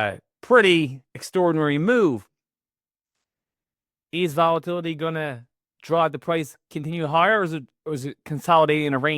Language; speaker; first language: English; native; English